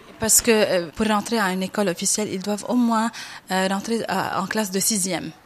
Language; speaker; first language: French; non-native, local second language; Arabic